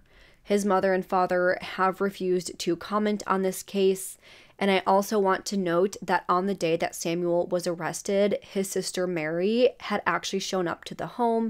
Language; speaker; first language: English; native; English